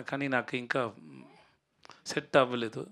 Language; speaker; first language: Telugu; non-native, learner; Tamil